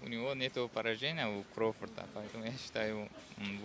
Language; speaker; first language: Russian; non-native, fluent; Uzbek